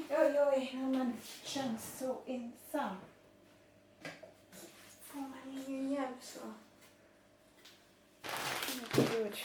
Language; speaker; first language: Swedish; non-native, local second language; Filipino